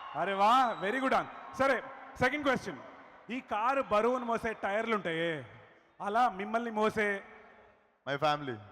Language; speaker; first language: Telugu; native; Telugu